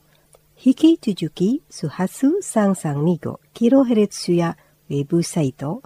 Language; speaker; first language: Japanese; non-native, fluent; Indonesian